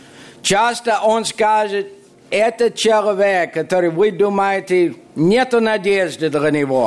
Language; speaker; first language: Russian; non-native, fluent; English